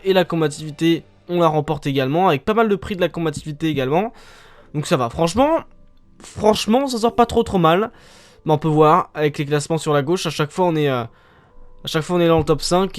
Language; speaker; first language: French; native; French